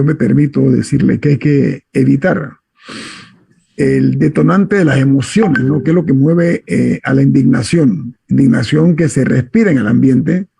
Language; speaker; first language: Spanish; native; Spanish